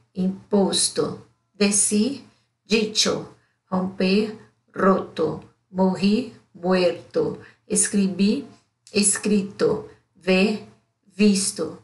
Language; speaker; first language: Spanish; non-native, learner; Portuguese